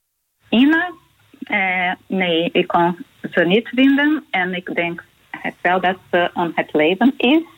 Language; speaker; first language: Dutch; non-native, learner; Portuguese